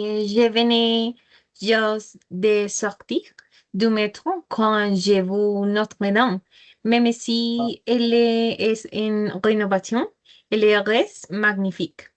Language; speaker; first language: French; non-native, learner; Spanish